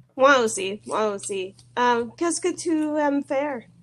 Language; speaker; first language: French; non-native, learner; English